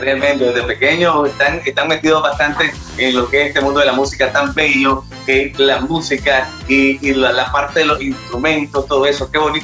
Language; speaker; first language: Spanish; native; Spanish